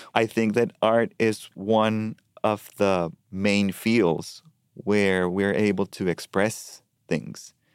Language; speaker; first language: English; non-native, fluent; Spanish